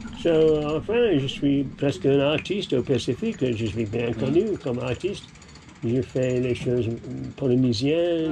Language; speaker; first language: French; non-native, learner; English